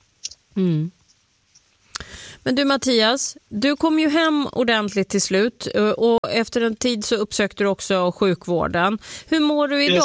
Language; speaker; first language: Swedish; native; Swedish